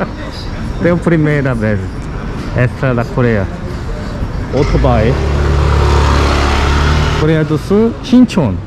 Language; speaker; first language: Portuguese; non-native, learner; Korean